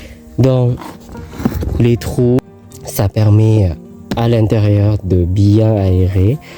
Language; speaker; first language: French; non-native, learner; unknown